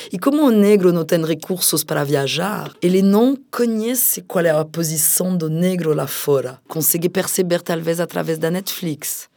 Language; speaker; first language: Portuguese; non-native, fluent; French